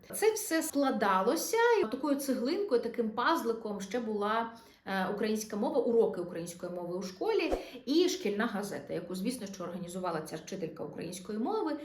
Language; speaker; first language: Ukrainian; non-native, local second language; Russian